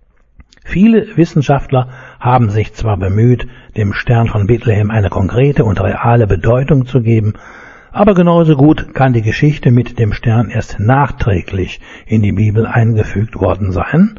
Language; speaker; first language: German; native; German